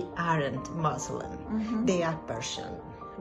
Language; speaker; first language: English; non-native, learner; Portuguese